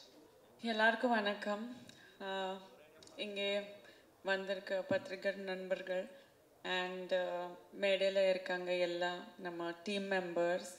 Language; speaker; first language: Tamil; non-native, fluent; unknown